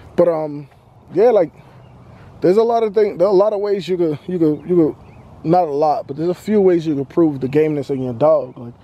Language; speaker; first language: English; native; English